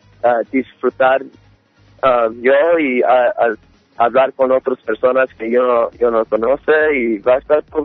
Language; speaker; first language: Spanish; early bilingual, heritage; English